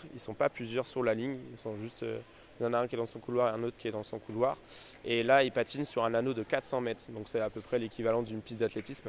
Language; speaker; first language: French; native; French